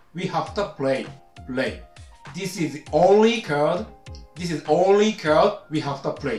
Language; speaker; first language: English; non-native, learner; Japanese